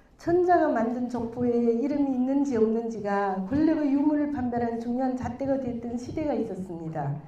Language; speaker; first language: Korean; non-native, fluent; Chinese